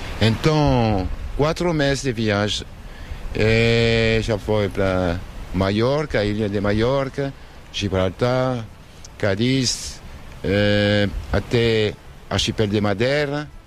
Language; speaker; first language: Portuguese; non-native, learner; French